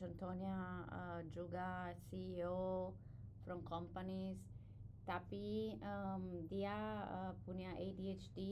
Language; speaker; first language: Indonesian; non-native, learner; English